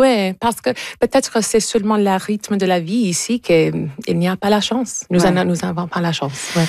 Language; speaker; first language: French; non-native, fluent; English